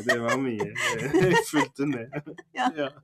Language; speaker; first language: Norwegian; non-native, fluent; French